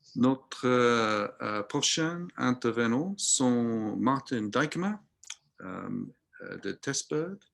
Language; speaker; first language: French; non-native, learner; English